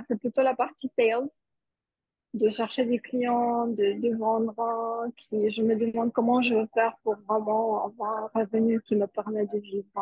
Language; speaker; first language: French; non-native, fluent; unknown